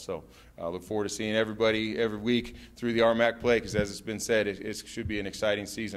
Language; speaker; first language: English; native; English